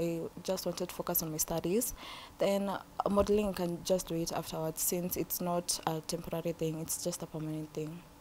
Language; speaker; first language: English; non-native, local second language; Swahili